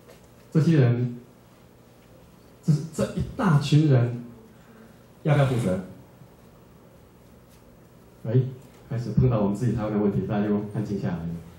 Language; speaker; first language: Chinese; native; Chinese